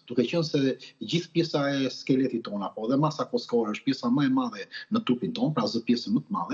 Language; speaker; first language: Albanian; native; Albanian